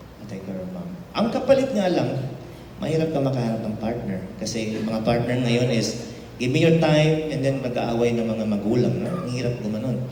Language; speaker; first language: Filipino; native; Filipino